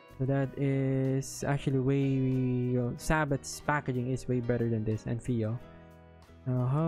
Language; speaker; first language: English; non-native, local second language; Filipino